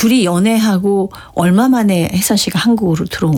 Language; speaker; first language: Korean; native; Korean